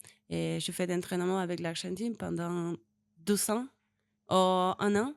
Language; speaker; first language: French; non-native, learner; Spanish